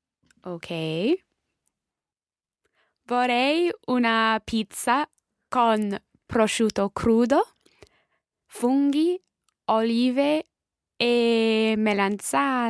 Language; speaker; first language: Italian; non-native, learner; English